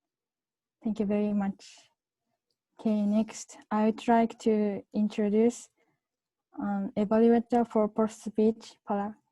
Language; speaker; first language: English; non-native, learner; Japanese